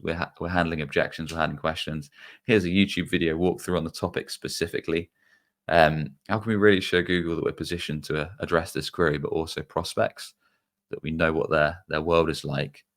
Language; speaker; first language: English; native; English